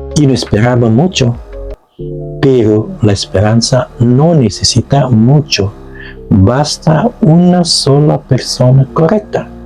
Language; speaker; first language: Spanish; non-native, fluent; Indonesian